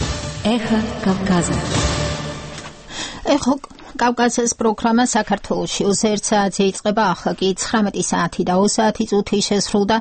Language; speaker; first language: Georgian; native; Georgian